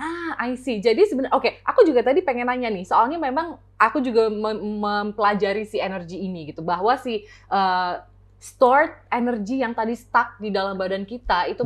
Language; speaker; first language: Indonesian; native; Indonesian